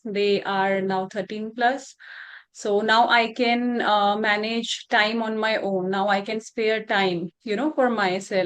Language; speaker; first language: English; non-native, local second language; Hindi